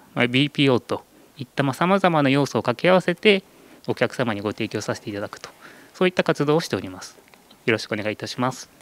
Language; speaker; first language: Japanese; native; Japanese